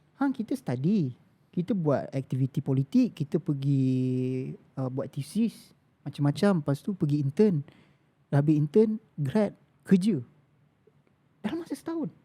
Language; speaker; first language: Malay; native; Malay